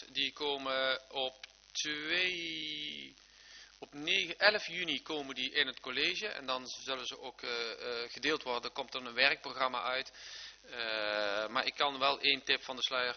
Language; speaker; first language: Dutch; native; Dutch